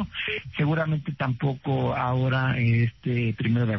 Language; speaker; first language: Spanish; native; Spanish